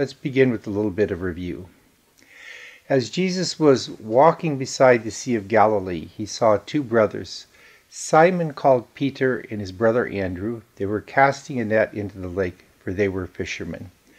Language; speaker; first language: English; native; English